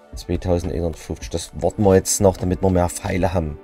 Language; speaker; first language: German; native; German